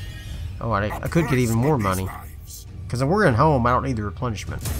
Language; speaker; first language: English; native; English